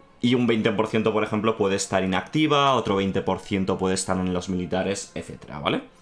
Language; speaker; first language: Spanish; native; Spanish